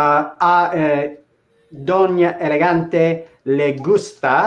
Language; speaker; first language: Spanish; non-native, learner; English